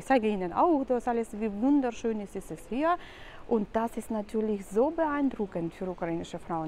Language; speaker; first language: German; non-native, fluent; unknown